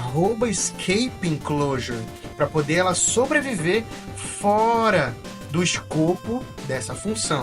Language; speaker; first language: Portuguese; native; Portuguese